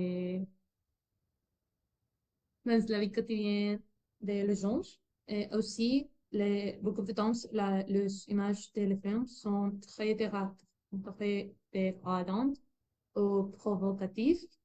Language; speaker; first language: French; non-native, learner; Spanish